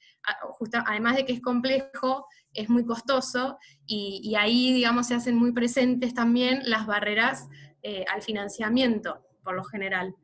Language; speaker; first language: Spanish; native; Spanish